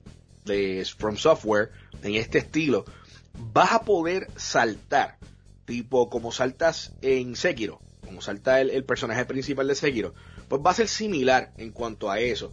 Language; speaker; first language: Spanish; native; Spanish